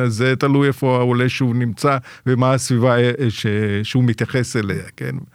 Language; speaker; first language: Hebrew; non-native, fluent; Russian